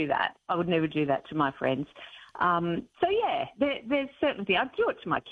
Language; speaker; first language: English; native; English